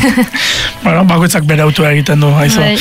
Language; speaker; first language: Basque; native; Basque